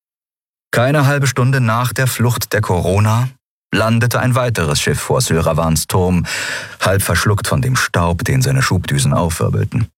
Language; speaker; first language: German; native; German